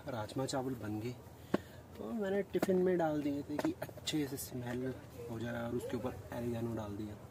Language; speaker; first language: Hindi; non-native, local second language; Punjabi